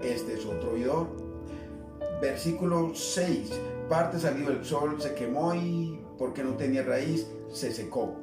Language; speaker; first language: Spanish; native; Spanish